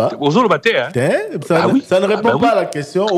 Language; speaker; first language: French; non-native, local second language; Lingala